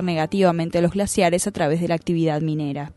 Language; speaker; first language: Spanish; native; Spanish